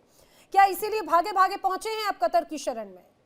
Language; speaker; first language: Hindi; native; Hindi